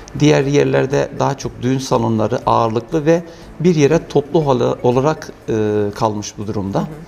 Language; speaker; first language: Turkish; native; Turkish